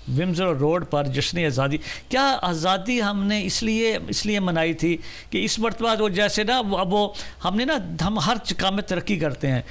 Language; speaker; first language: Urdu; native; Urdu